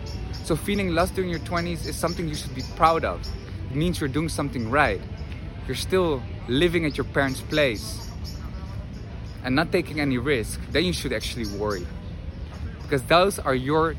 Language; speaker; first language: English; non-native, fluent; Dutch